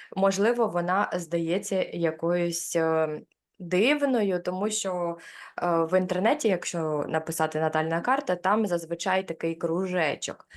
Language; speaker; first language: Ukrainian; non-native, local second language; Russian